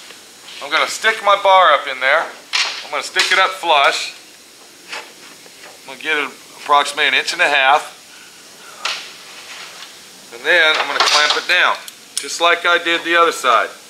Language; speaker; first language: English; native; English